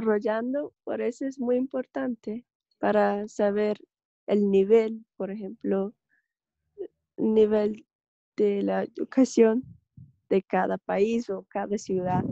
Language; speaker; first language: Spanish; non-native, learner; Russian